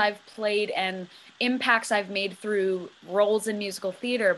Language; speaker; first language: English; native; English